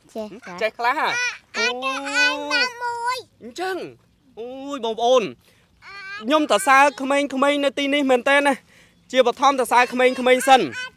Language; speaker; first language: Khmer; native; Khmer